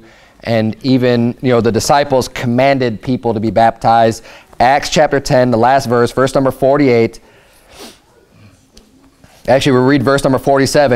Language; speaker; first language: English; native; English